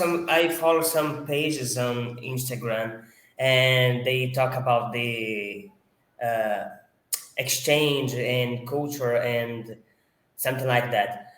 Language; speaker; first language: English; non-native, fluent; Portuguese